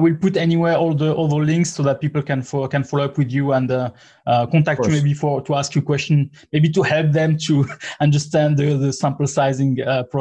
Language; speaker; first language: English; non-native, fluent; French